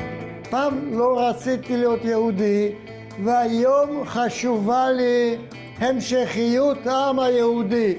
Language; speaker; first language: Hebrew; non-native, fluent; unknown